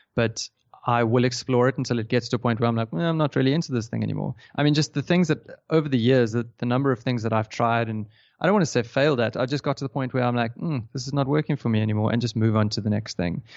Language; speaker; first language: English; native; English